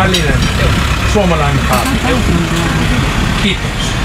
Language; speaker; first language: Finnish; non-native, learner; Italian